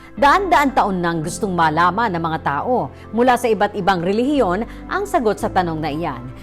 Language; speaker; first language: Filipino; native; Filipino